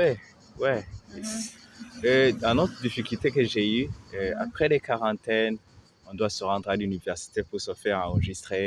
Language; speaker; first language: French; non-native, local second language; Rundi